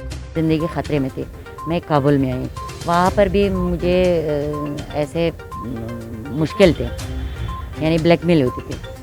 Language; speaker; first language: Hindi; non-native, fluent; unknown